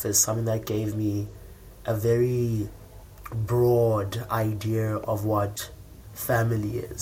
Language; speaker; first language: English; non-native, local second language; Xhosa